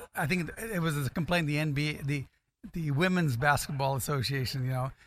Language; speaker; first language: English; non-native, local second language; Akan